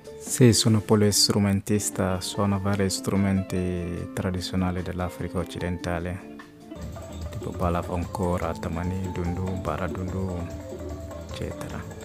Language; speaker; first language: Italian; non-native, fluent; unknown